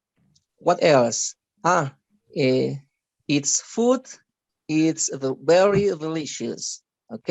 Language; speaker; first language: English; non-native, learner; Spanish